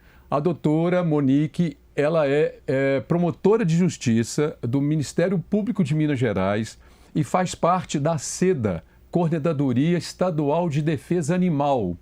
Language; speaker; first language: Portuguese; native; Portuguese